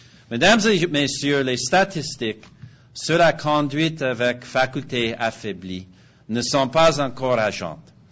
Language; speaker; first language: French; non-native, fluent; English